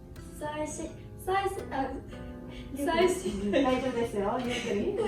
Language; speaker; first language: Japanese; non-native, fluent; Korean